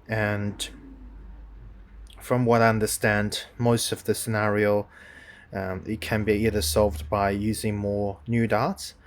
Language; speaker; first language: English; non-native, fluent; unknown